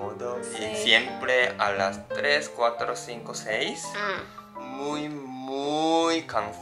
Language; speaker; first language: Spanish; non-native, learner; Japanese